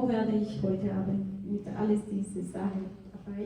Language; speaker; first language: German; non-native, fluent; Portuguese